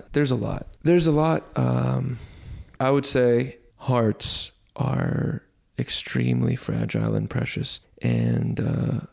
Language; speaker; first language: English; early bilingual, other home language; Arabic